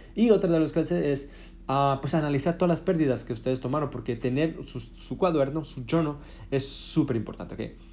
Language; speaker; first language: Spanish; early bilingual, heritage; Spanish